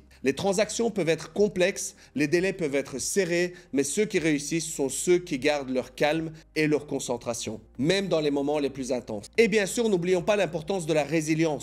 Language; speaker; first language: French; native; French